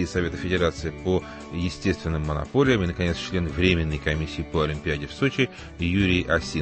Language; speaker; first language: Russian; native; Russian